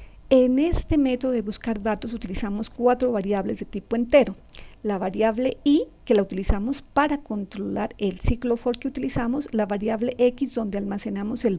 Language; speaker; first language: Spanish; native; Spanish